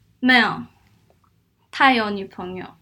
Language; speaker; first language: Chinese; non-native, fluent; Korean